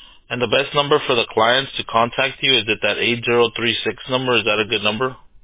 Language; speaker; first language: English; early bilingual, other home language; Spanish